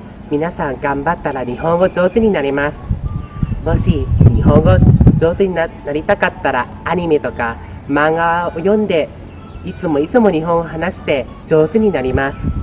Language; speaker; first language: Japanese; non-native, learner; Thai